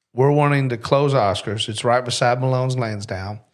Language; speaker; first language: English; native; English